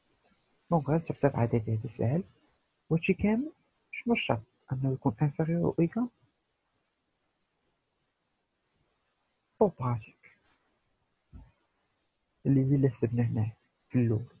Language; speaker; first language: Arabic; native; Arabic